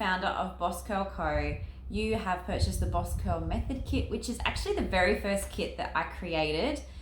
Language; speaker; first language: English; native; English